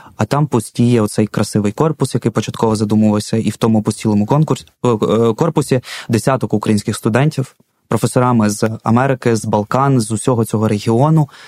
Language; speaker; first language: Ukrainian; non-native, local second language; Russian